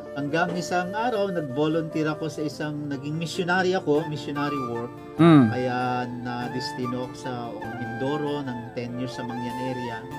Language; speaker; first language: Filipino; native; Filipino